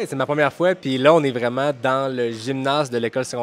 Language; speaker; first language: French; native; French